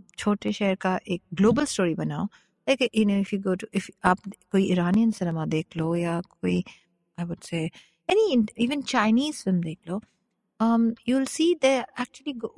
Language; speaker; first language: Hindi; non-native, local second language; Bangla